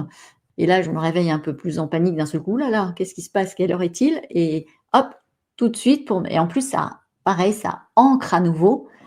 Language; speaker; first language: French; native; French